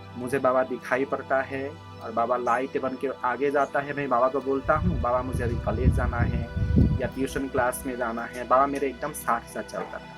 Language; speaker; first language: Hindi; non-native, local second language; Assamese